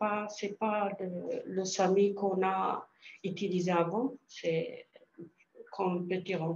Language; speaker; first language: French; non-native, learner; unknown